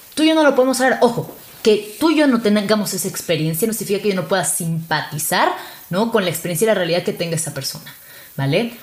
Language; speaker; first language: Spanish; native; Spanish